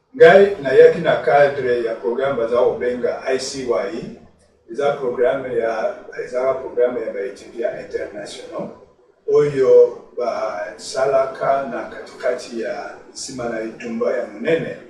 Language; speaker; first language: Lingala; native; Lingala